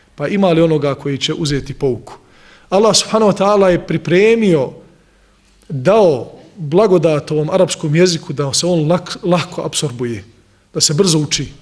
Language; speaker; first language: Bosnian; native; Bosnian